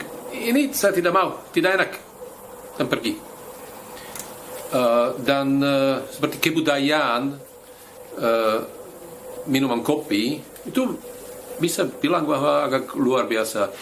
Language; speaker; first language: Indonesian; non-native, fluent; Slovak